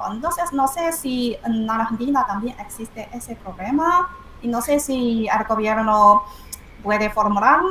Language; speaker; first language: Spanish; non-native, fluent; Chinese